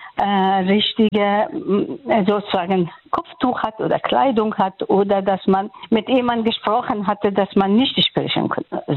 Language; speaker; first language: German; non-native, fluent; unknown